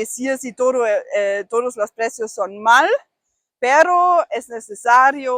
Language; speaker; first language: Spanish; non-native, fluent; German